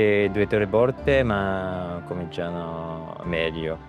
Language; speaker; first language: Italian; non-native, learner; Japanese